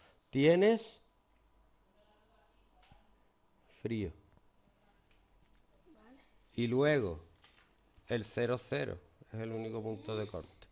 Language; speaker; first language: Spanish; native; Spanish